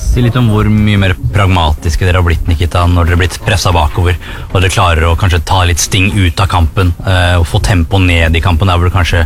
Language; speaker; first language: Norwegian; native; Norwegian